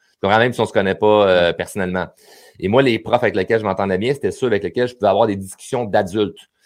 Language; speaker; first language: French; native; French